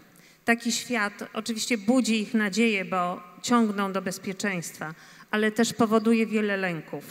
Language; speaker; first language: Polish; native; Polish